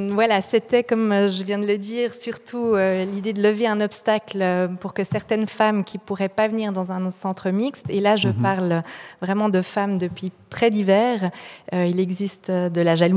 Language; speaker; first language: French; native; French